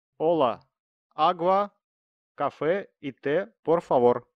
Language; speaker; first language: Spanish; non-native, fluent; Russian